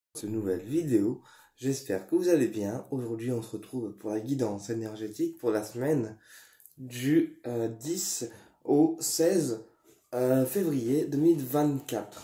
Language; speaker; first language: French; native; French